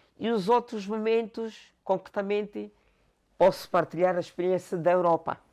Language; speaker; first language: Portuguese; non-native, local second language; Makhuwa